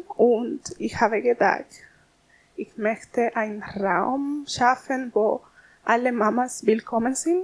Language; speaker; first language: German; non-native, learner; Spanish